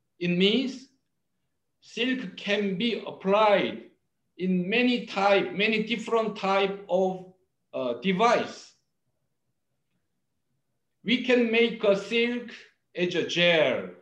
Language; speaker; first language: English; non-native, learner; Korean